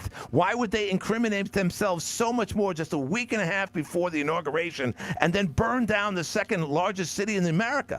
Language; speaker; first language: English; native; English